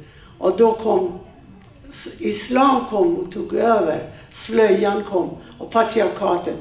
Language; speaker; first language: Swedish; non-native, fluent; Persian